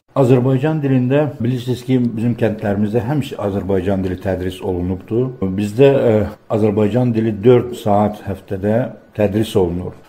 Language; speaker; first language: Azerbaijani; native; Azerbaijani